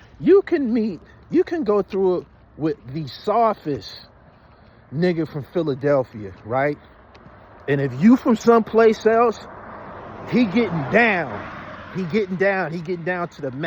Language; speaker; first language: English; native; English